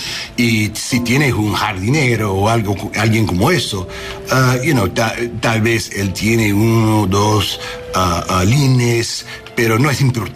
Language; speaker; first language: Spanish; non-native, learner; English